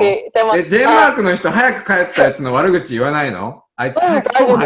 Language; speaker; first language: Japanese; native; Japanese